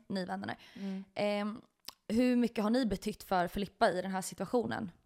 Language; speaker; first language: Swedish; native; Swedish